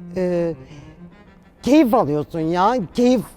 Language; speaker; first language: Turkish; native; Turkish